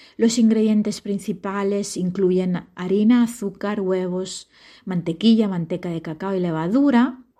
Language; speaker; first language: Spanish; non-native, fluent; Italian